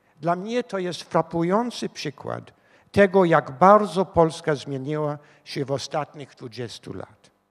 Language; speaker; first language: Polish; non-native, fluent; English